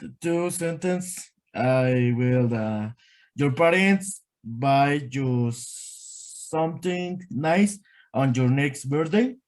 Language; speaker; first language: English; non-native, learner; Spanish